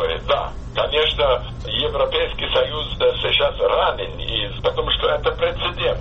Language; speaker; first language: Russian; non-native, fluent; English